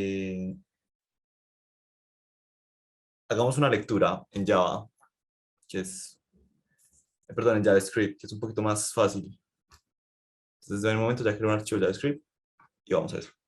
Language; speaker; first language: Spanish; native; Spanish